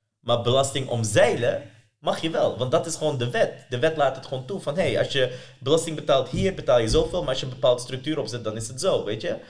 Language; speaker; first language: Dutch; early bilingual, other home language; Persian